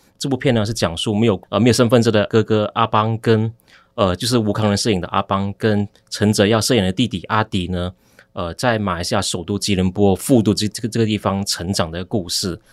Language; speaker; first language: Chinese; native; Chinese